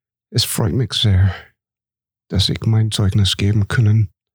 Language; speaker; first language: German; non-native, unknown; English